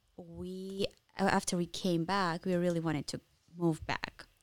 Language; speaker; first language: English; non-native, fluent; Ukrainian